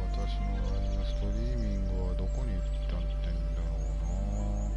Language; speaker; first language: Japanese; native; Japanese